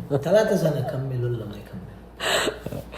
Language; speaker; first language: Arabic; non-native, learner; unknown